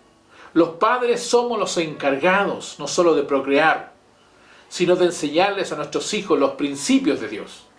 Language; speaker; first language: Spanish; native; Spanish